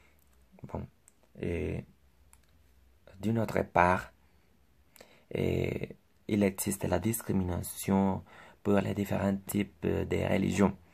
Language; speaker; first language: French; non-native, learner; Spanish